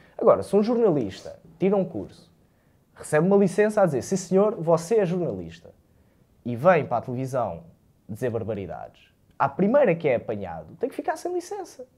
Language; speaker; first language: Portuguese; early bilingual, other home language; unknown